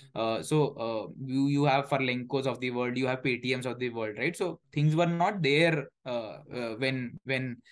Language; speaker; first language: English; non-native, local second language; Hindi